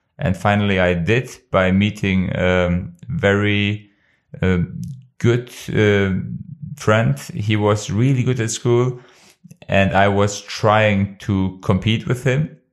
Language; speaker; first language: English; non-native, fluent; Albanian